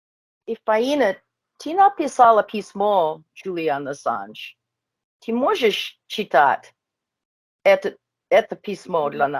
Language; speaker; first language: Russian; non-native, learner; English